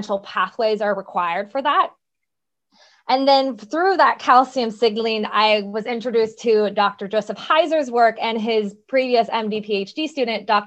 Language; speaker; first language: English; native; English